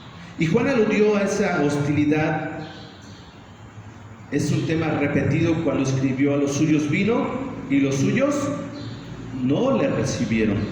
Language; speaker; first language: Spanish; native; Spanish